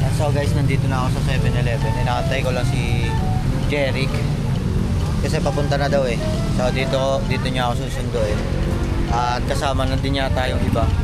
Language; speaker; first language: Filipino; native; Filipino